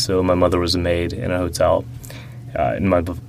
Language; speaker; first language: English; early bilingual, other home language; Russian